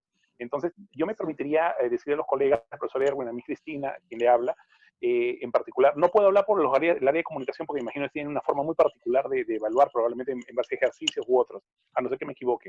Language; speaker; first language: Spanish; native; Spanish